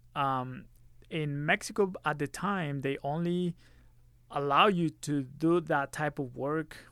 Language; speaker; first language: English; early bilingual, other home language; Spanish